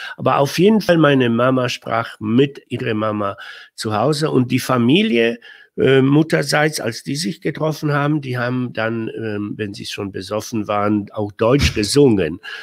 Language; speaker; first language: German; non-native, fluent; Polish